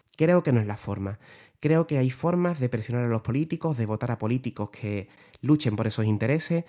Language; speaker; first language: Spanish; native; Spanish